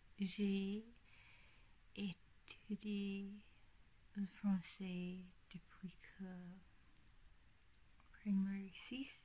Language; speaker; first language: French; non-native, learner; English